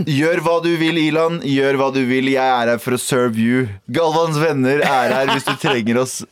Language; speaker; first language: Norwegian; early bilingual, other home language; Kurdish